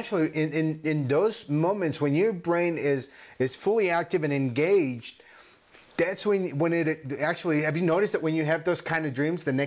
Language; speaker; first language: English; non-native, fluent; Spanish